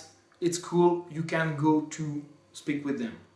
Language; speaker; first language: English; non-native, fluent; French